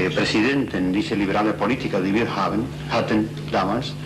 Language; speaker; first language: German; non-native, fluent; Spanish